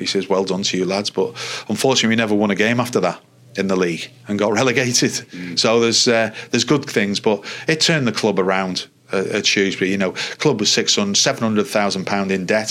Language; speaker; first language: English; native; English